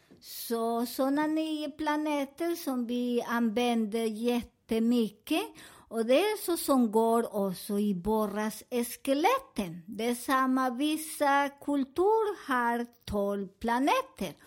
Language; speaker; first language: Swedish; non-native, learner; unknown